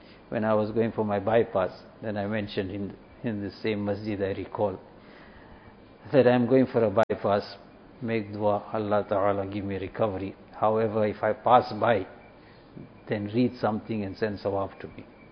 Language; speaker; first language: English; native; English